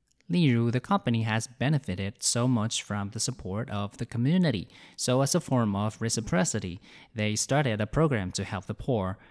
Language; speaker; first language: English; non-native, fluent; Chinese